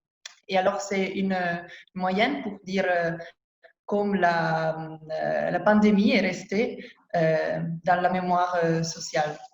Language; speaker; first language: French; non-native, fluent; Italian